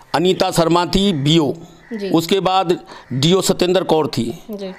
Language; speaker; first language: Hindi; native; Hindi